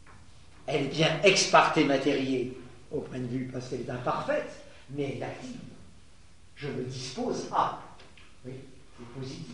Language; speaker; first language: French; native; French